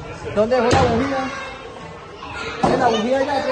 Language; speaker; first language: Spanish; native; Spanish